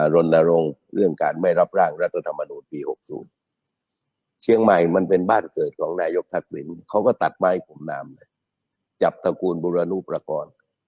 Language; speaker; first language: Thai; native; Thai